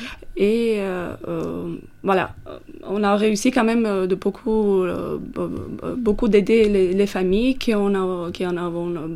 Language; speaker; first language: French; non-native, fluent; Armenian